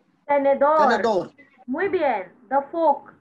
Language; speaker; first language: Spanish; non-native, fluent; Hindi